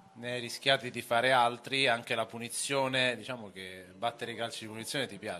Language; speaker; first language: Italian; native; Italian